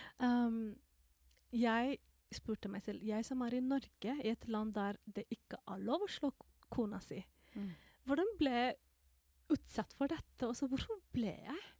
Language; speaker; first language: Norwegian; non-native, fluent; Somali